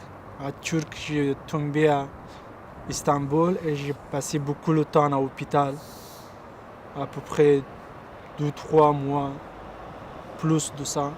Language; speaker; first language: French; non-native, learner; Pashto